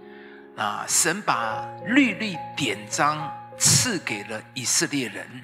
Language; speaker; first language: Chinese; native; Chinese